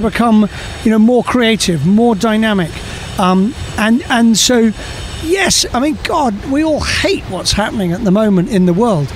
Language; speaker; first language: English; native; English